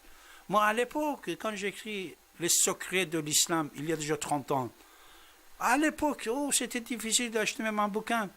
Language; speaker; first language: French; non-native, fluent; Persian